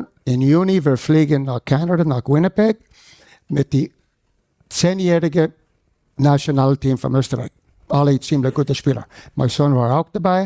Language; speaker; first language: German; non-native, fluent; English